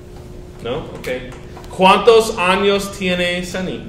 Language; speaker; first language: Spanish; non-native, fluent; English